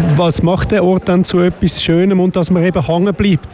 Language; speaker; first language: German; native; German